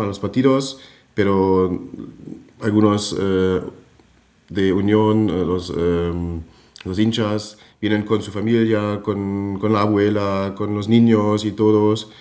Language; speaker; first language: Spanish; non-native, fluent; German